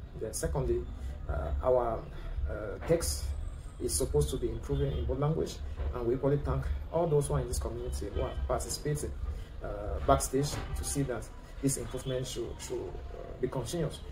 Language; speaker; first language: English; non-native, local second language; French